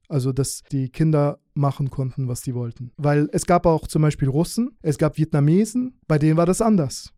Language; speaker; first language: German; early bilingual, other home language; Russian